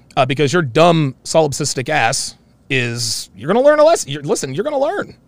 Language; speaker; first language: English; native; English